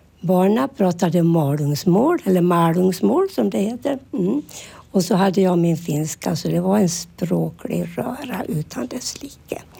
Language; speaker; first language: Swedish; early bilingual, other home language; Finnish